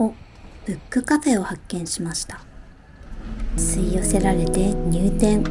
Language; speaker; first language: Japanese; native; Japanese